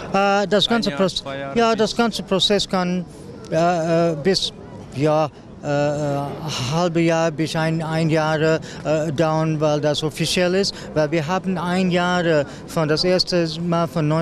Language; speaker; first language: German; non-native, learner; Dutch